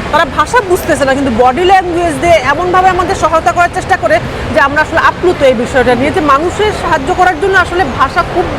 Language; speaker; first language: Bangla; native; Bangla